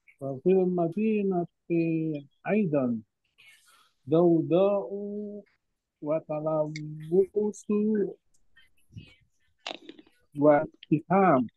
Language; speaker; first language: Arabic; non-native, learner; Indonesian